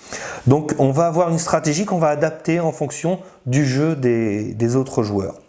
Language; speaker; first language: French; native; French